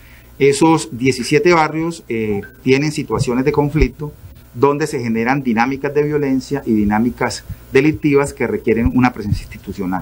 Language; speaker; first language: Spanish; native; Spanish